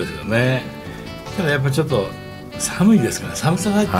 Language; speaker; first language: Japanese; native; Japanese